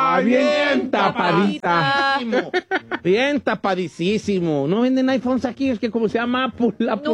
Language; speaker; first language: Spanish; native; Spanish